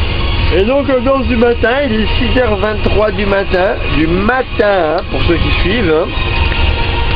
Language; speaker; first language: French; native; French